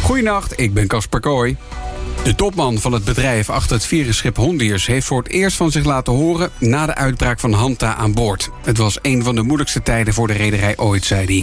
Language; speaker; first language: Dutch; native; Dutch